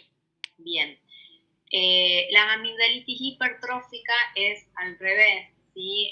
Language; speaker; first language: Spanish; native; Spanish